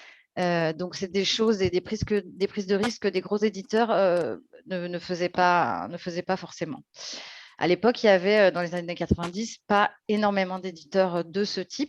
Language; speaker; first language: French; native; French